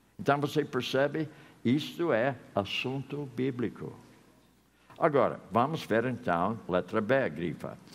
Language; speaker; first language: Portuguese; non-native, fluent; English